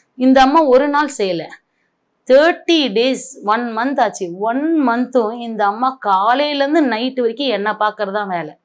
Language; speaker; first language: Tamil; non-native, local second language; Marathi